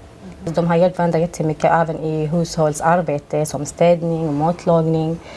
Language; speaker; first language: Swedish; non-native, fluent; Arabic